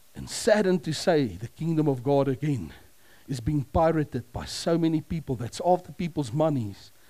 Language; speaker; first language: English; non-native, local second language; Afrikaans